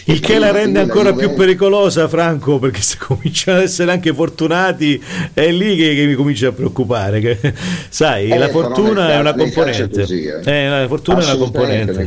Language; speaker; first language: Italian; native; Italian